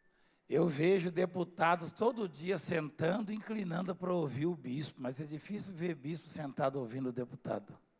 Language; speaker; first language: Portuguese; native; Portuguese